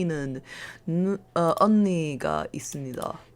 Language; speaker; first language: Korean; non-native, learner; English